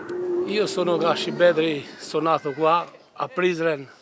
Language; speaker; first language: Italian; non-native, fluent; Albanian